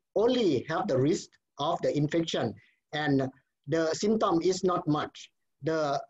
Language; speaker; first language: English; non-native, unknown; Thai